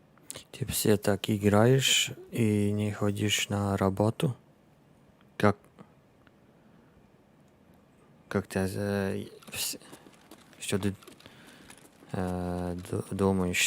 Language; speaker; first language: Russian; non-native, learner; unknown